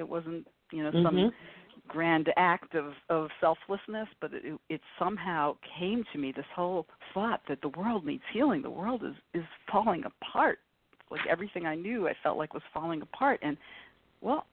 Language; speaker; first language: English; native; English